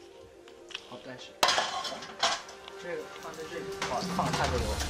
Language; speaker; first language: Chinese; non-native, learner; English